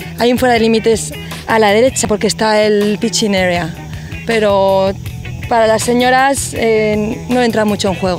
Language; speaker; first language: Spanish; native; Spanish